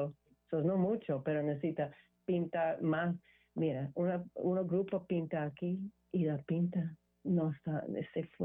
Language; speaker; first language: Spanish; non-native, learner; English